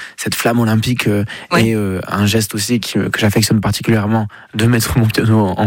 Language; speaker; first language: French; native; French